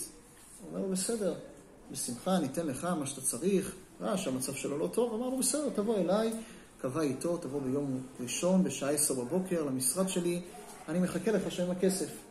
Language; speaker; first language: Hebrew; native; Hebrew